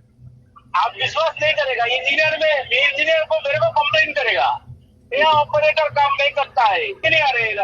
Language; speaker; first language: Hindi; non-native, learner; Bangla